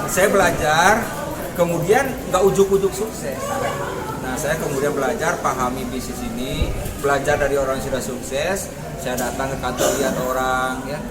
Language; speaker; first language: Indonesian; non-native, local second language; Minangkabau